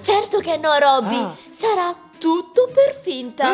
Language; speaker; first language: Italian; native; Italian